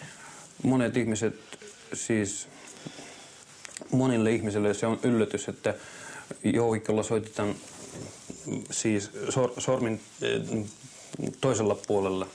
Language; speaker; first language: Finnish; non-native, fluent; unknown